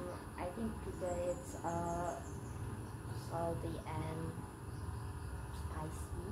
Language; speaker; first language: English; non-native, learner; Indonesian